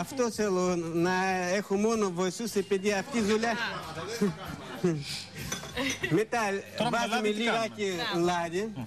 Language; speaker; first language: Greek; non-native, fluent; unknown